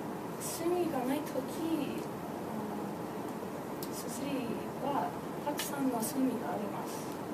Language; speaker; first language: Japanese; non-native, learner; English